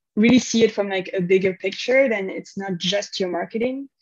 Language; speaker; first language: English; non-native, fluent; French